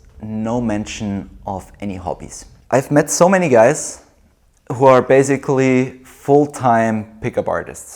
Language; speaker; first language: English; non-native, fluent; German